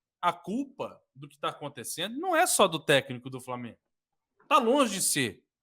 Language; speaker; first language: Portuguese; native; Portuguese